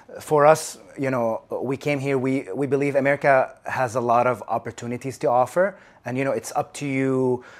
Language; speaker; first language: English; non-native, fluent; Arabic